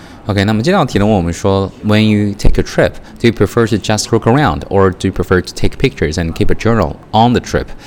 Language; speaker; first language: English; non-native, fluent; Chinese